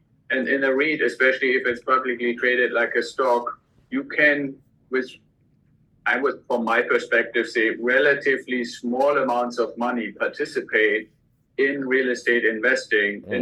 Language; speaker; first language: English; non-native, fluent; German